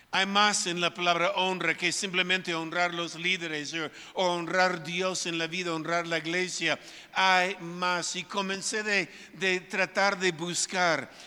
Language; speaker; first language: Spanish; non-native, fluent; English